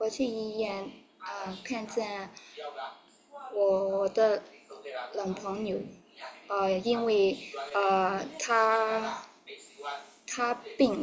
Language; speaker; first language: Chinese; non-native, learner; Thai